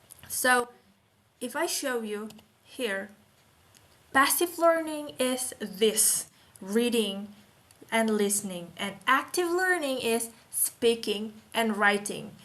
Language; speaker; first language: English; non-native, fluent; Indonesian